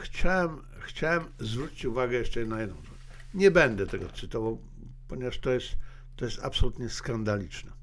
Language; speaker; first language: Polish; native; Polish